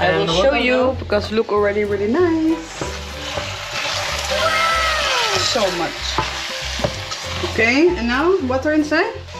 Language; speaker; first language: English; non-native, learner; Dutch